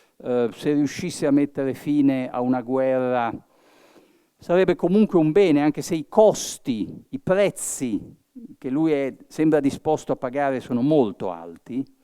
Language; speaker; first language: Italian; early bilingual, heritage; Italian